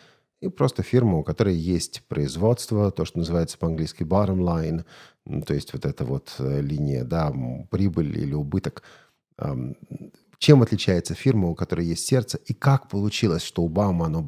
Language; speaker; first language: Russian; native; Russian